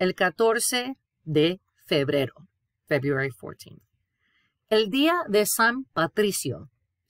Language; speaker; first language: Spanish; non-native, fluent; English